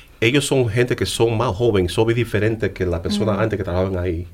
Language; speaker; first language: Spanish; early bilingual, heritage; English